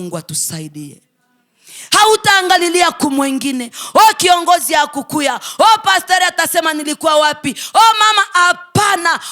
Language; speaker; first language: Swahili; native; Swahili